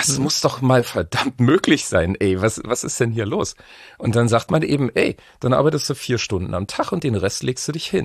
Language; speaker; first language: German; native; German